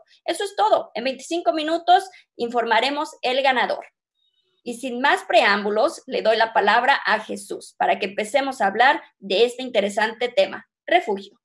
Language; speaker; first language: Spanish; native; Spanish